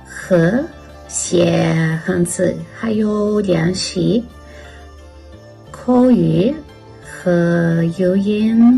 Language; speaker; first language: Chinese; non-native, learner; Portuguese